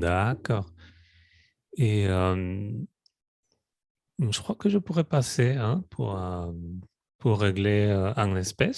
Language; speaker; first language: French; non-native, fluent; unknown